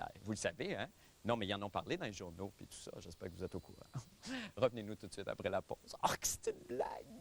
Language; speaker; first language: French; native; French